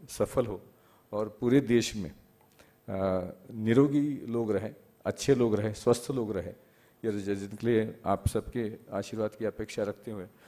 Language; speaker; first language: Hindi; non-native, local second language; Marathi